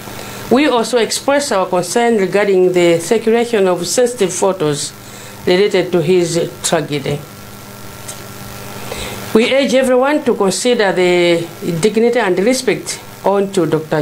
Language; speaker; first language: English; non-native, local second language; Nyanja